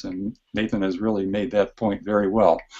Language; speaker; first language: English; native; English